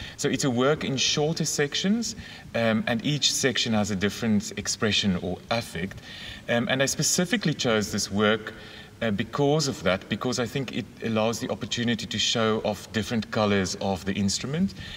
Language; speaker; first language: English; non-native, local second language; Afrikaans